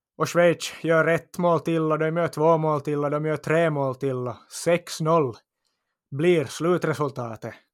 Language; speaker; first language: Swedish; native; Swedish